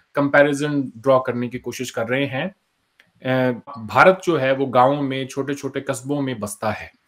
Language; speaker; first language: Hindi; native; Hindi